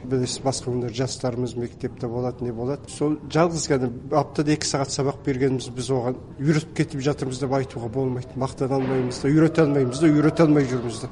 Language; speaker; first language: Kazakh; early bilingual, heritage; Kazakh